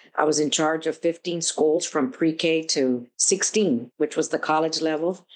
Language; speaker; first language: English; early bilingual, other home language; Spanish